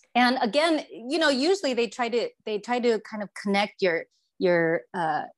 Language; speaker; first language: English; non-native, fluent; Chinese